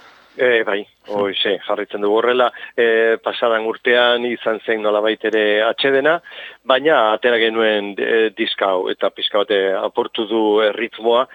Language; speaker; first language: Basque; non-native, local second language; Spanish